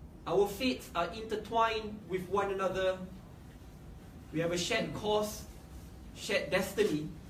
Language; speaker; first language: English; non-native, local second language; Malay